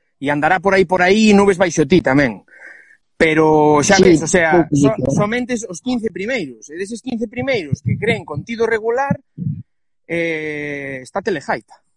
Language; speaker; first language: Galician; non-native, local second language; Spanish